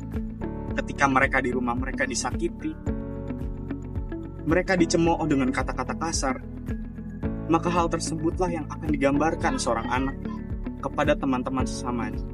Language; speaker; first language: Indonesian; native; Indonesian